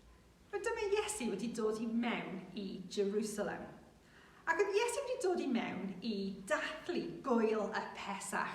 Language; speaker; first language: Welsh; non-native, local second language; English